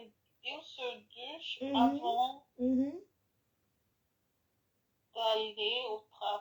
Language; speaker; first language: French; non-native, learner; English